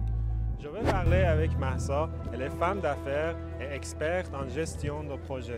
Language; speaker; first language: French; non-native, fluent; Persian